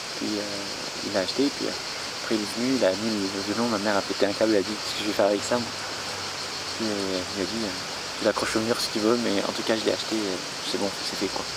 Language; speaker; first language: French; non-native, fluent; Arabic